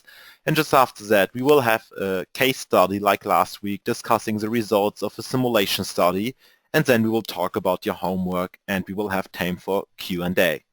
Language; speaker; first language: English; non-native, fluent; German